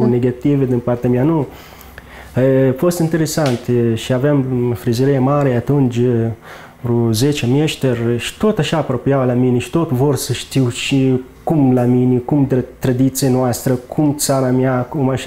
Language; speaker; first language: Romanian; non-native, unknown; Arabic